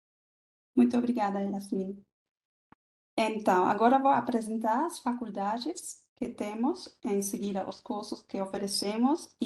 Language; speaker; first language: Portuguese; non-native, fluent; German